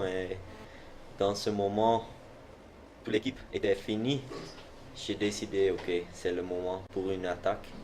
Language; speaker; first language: French; non-native, learner; Dutch